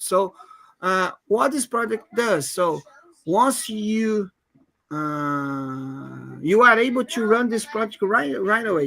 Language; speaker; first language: English; non-native, fluent; Portuguese